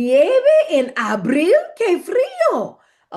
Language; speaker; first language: Spanish; non-native, fluent; English